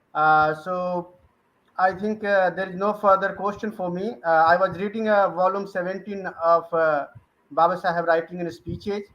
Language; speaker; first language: English; non-native, local second language; Hindi